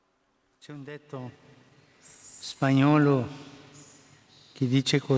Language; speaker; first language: Italian; non-native, fluent; Spanish